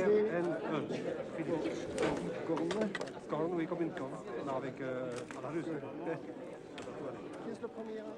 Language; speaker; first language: French; non-native, fluent; Russian